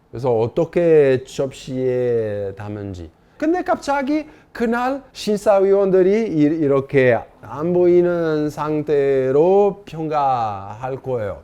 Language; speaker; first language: Korean; non-native, fluent; Italian